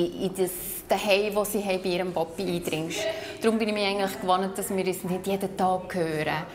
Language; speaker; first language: German; native; German